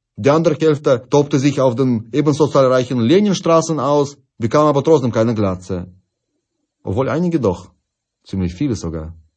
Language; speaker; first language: German; non-native, fluent; Russian